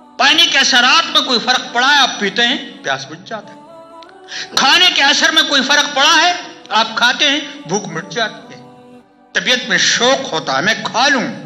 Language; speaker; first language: Urdu; non-native, local second language; Pashto